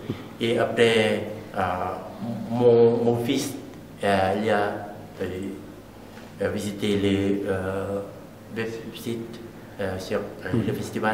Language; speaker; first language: French; non-native, learner; Lao